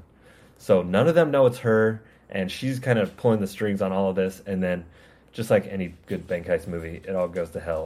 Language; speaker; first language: English; native; English